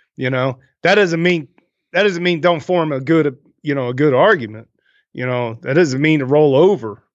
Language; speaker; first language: English; native; English